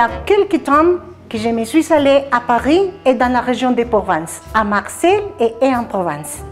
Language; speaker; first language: French; non-native, learner; Spanish